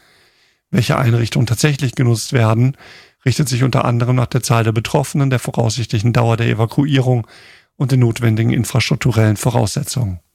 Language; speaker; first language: German; native; German